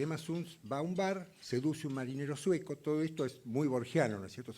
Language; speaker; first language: Spanish; native; Spanish